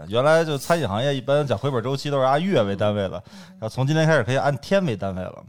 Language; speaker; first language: Chinese; native; Chinese